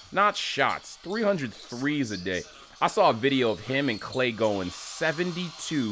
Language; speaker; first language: English; native; English